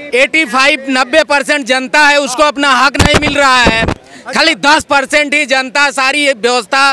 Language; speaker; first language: Hindi; native; Hindi